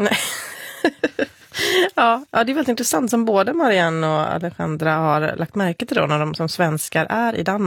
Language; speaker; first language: Swedish; native; Swedish